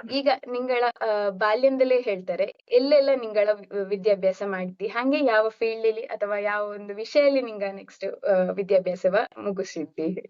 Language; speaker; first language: Kannada; native; Kannada